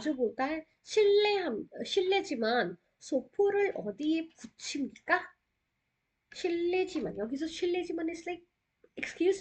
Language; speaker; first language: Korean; non-native, fluent; Hindi